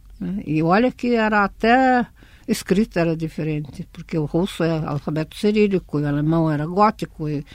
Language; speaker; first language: Portuguese; early bilingual, other home language; Russian